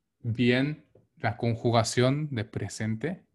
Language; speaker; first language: Spanish; non-native, fluent; Korean